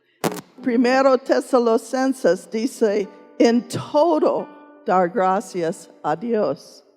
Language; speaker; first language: Spanish; non-native, fluent; English